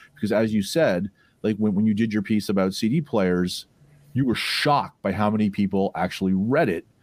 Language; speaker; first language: English; native; English